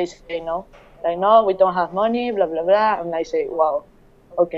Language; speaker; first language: English; non-native, fluent; Spanish